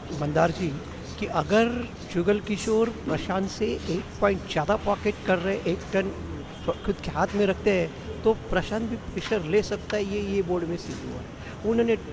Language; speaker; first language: Hindi; non-native, local second language; Marathi